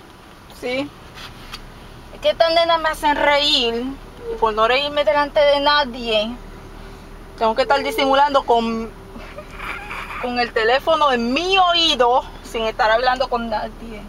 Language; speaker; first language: Spanish; native; Spanish